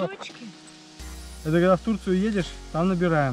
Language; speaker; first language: Russian; native; Russian